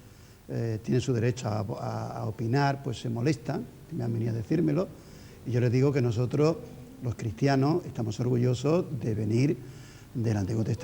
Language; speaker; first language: Spanish; native; Spanish